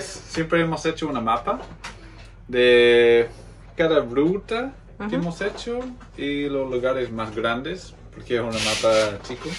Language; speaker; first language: Spanish; non-native, fluent; English